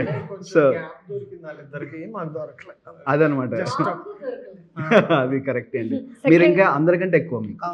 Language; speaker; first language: Telugu; native; Telugu